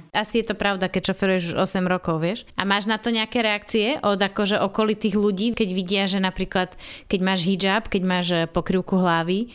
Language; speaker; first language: Slovak; native; Slovak